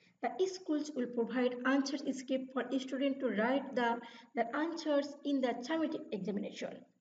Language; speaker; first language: English; non-native, local second language; Bangla